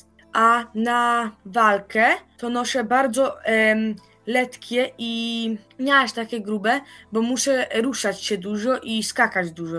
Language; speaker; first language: Polish; early bilingual, heritage; Polish